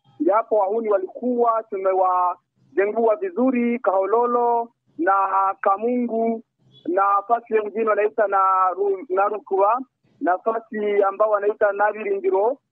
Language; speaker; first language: Swahili; native; Swahili